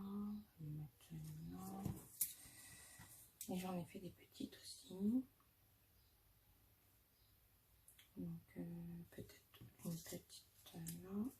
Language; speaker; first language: French; native; French